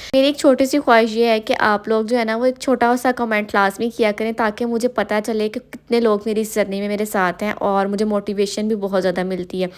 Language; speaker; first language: Urdu; non-native, local second language; Punjabi